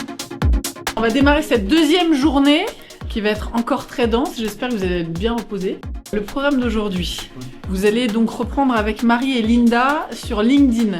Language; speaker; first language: French; native; French